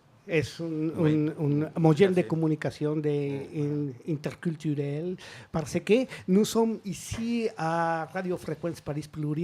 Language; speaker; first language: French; non-native, learner; Spanish